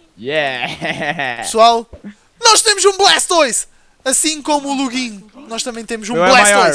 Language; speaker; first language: Portuguese; native; Portuguese